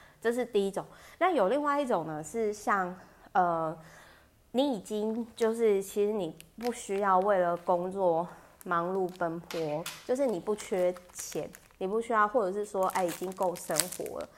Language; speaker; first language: Chinese; native; Chinese